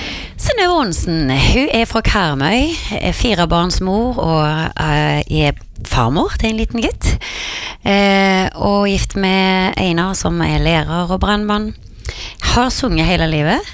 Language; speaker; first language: Norwegian; native; Norwegian